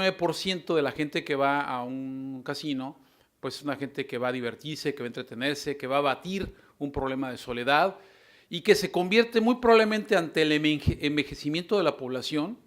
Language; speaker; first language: Spanish; native; Spanish